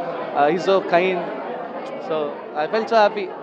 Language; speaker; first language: Telugu; non-native, learner; Kannada